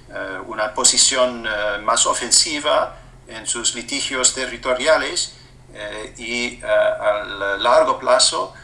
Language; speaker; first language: Spanish; non-native, fluent; English